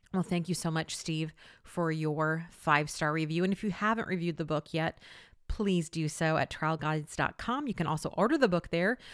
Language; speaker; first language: English; native; English